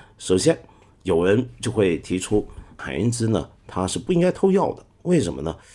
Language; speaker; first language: Chinese; non-native, local second language; Cantonese